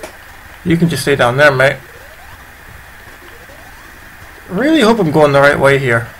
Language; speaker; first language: English; native; English